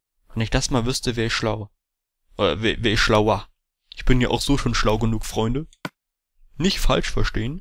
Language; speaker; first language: German; native; German